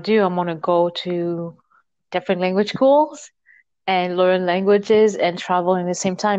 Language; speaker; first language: English; non-native, fluent; French